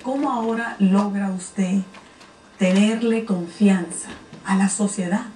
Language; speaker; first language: Spanish; native; Spanish